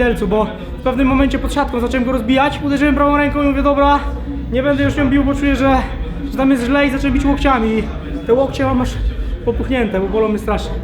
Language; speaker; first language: Polish; native; Polish